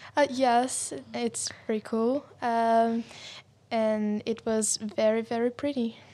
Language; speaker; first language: English; non-native, learner; Portuguese